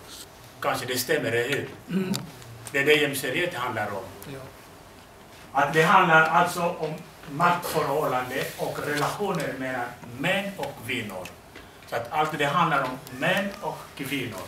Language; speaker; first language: Swedish; non-native, fluent; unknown